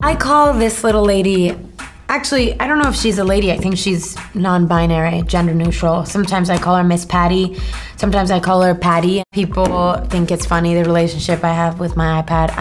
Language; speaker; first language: English; native; English